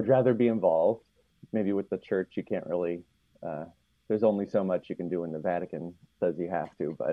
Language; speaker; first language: English; native; English